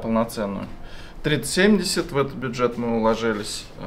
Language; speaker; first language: Russian; native; Russian